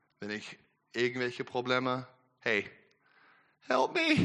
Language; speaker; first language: German; non-native, learner; English